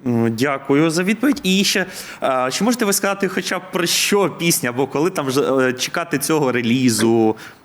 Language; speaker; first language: Ukrainian; native; Ukrainian